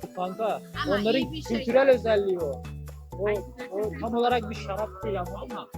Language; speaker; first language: Turkish; non-native, fluent; Georgian